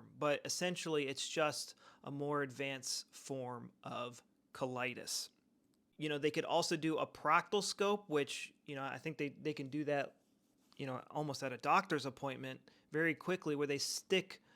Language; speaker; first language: English; native; English